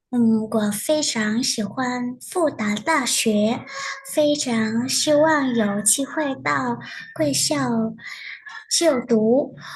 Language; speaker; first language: Chinese; non-native, learner; Vietnamese